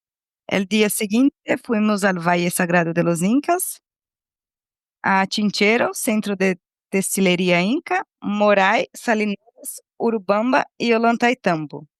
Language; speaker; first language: Spanish; non-native, fluent; Portuguese